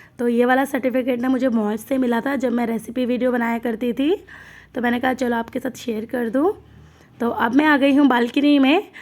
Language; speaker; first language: Hindi; non-native, local second language; Bangla